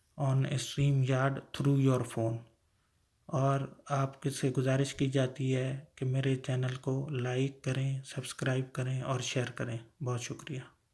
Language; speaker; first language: Urdu; non-native, local second language; Sindhi